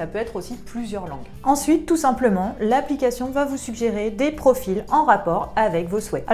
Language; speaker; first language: French; native; French